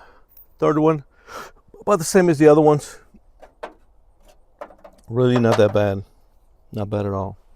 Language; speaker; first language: English; native; English